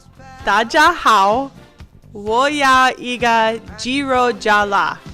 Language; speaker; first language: Chinese; non-native, learner; English